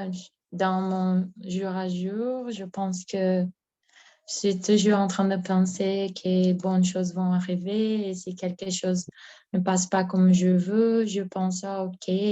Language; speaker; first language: French; non-native, learner; Portuguese